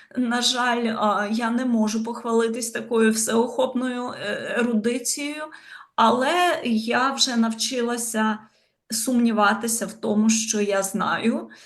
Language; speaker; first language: Ukrainian; native; Ukrainian